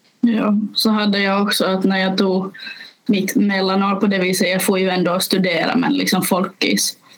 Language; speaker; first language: Swedish; native; Swedish